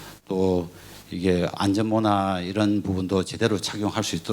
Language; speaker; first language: Korean; native; Korean